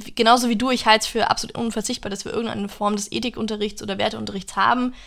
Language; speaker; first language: German; non-native, fluent; English